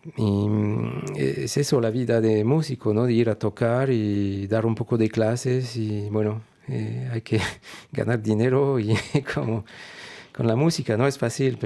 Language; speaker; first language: Spanish; non-native, fluent; French